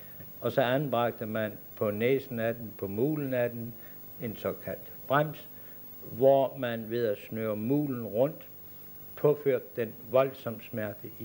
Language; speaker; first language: Danish; native; Danish